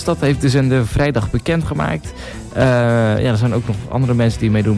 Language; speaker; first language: Dutch; native; Dutch